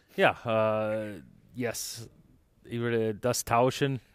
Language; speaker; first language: German; non-native, fluent; English